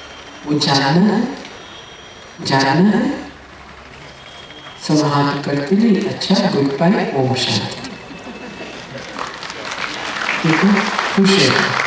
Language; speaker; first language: Hindi; native; Hindi